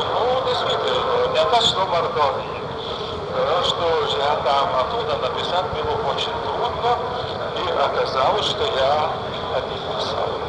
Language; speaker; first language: Russian; non-native, fluent; Lithuanian